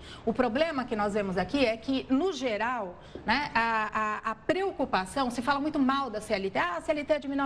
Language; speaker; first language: Portuguese; native; Portuguese